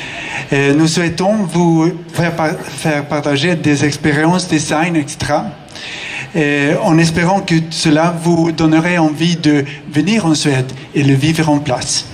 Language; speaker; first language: French; non-native, fluent; Swedish